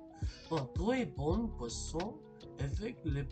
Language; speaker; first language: French; non-native, learner; English